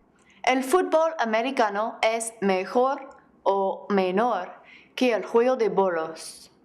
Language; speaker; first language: Spanish; non-native, fluent; English